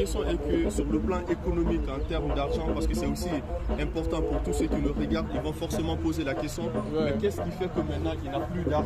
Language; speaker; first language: French; native; French